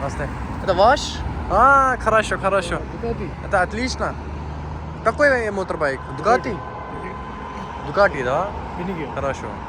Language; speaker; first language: Russian; non-native, learner; Urdu